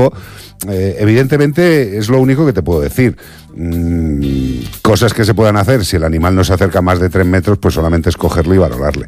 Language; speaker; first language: Spanish; native; Spanish